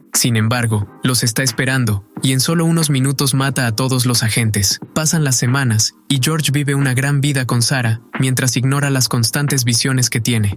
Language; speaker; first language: Spanish; native; Spanish